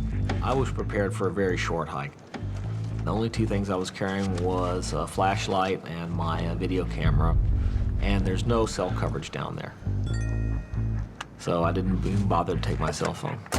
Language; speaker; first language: English; native; English